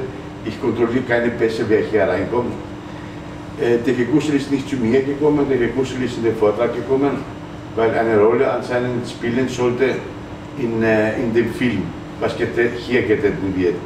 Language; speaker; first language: German; non-native, fluent; Greek